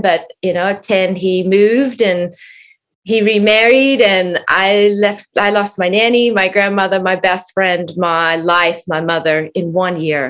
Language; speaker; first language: English; native; English